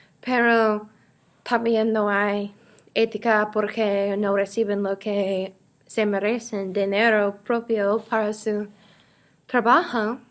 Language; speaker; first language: Spanish; non-native, learner; English